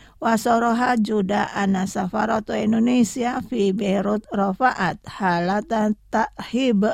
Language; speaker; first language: Arabic; non-native, fluent; Indonesian